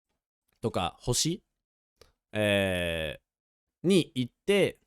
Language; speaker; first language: Japanese; non-native, fluent; English